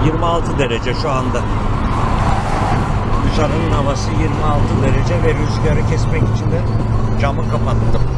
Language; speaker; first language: Turkish; native; Turkish